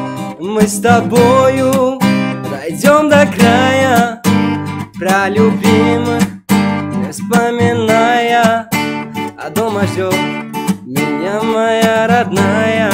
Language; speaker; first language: Russian; non-native, local second language; Tajik